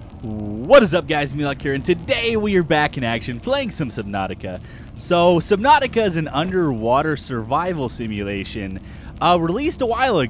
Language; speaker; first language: English; native; English